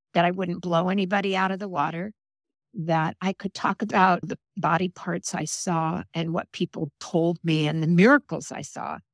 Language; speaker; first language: English; native; English